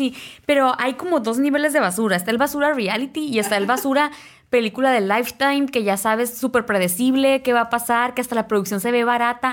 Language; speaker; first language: Spanish; native; Spanish